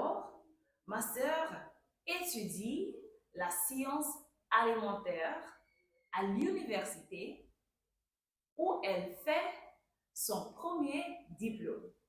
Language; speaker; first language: French; non-native, fluent; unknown